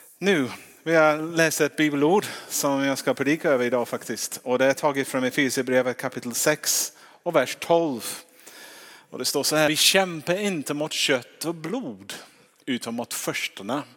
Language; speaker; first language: Swedish; non-native, fluent; English